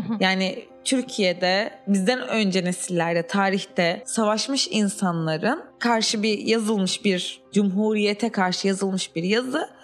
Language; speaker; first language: Turkish; native; Turkish